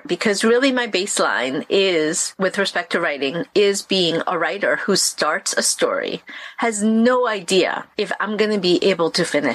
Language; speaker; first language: English; early bilingual, other home language; Korean